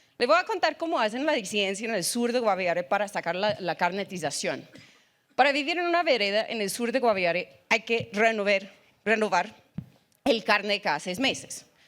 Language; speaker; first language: Spanish; non-native, fluent; English